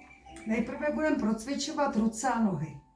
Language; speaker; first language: Czech; native; Czech